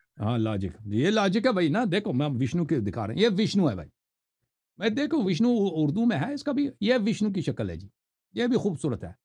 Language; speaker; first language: Urdu; non-native, fluent; Persian